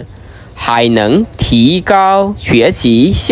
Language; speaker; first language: Chinese; non-native, fluent; Khmer